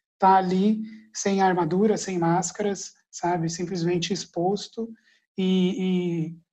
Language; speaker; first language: Portuguese; early bilingual, other home language; Arabic